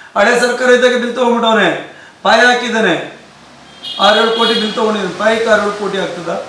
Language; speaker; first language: Kannada; native; Kannada